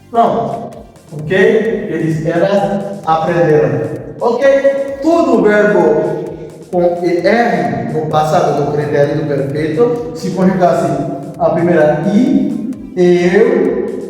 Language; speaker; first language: Portuguese; non-native, fluent; Haitian Creole